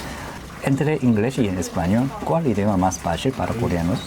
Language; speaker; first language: Spanish; non-native, learner; Korean